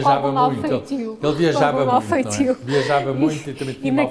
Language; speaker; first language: Portuguese; native; Portuguese